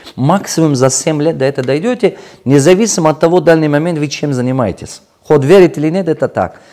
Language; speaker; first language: Russian; non-native, local second language; Tajik